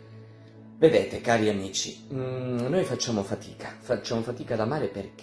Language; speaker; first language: Italian; native; Italian